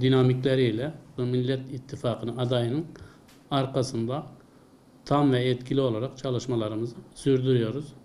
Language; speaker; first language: Turkish; native; Turkish